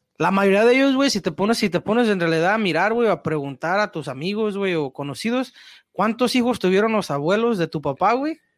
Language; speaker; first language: Spanish; early bilingual, heritage; Spanish